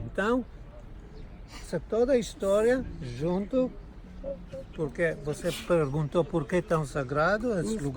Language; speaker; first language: Portuguese; non-native, fluent; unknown